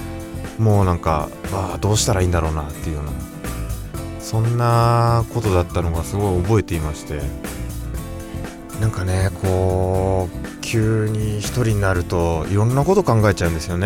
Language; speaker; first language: Japanese; native; Japanese